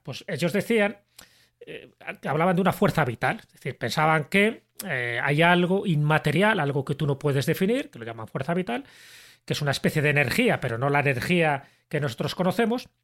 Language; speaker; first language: Spanish; native; Spanish